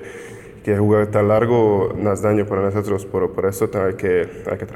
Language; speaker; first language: Spanish; non-native, fluent; Hungarian